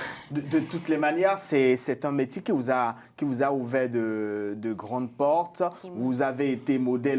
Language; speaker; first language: French; native; French